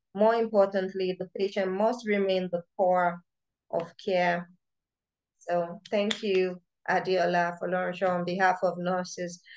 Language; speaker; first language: English; non-native, local second language; Yoruba